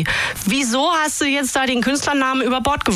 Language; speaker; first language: German; native; German